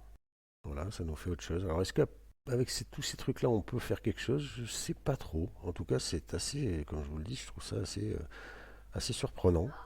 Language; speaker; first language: French; native; French